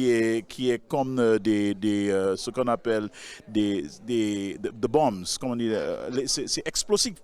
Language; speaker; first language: French; non-native, local second language; English